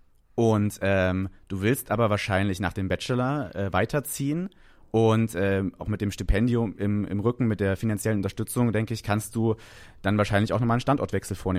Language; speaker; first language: German; native; German